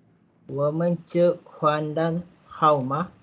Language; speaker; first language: Chinese; non-native, learner; Malay